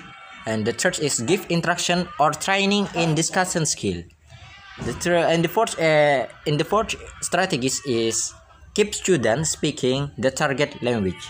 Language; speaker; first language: English; non-native, learner; Indonesian